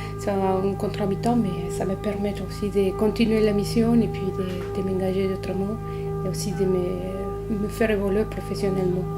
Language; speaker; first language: French; non-native, fluent; Spanish